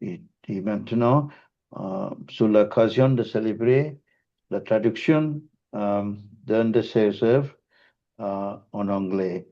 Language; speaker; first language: French; non-native, fluent; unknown